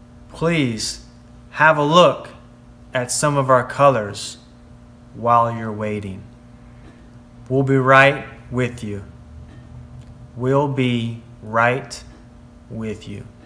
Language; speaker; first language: English; native; English